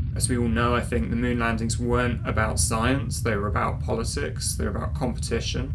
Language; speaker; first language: English; native; English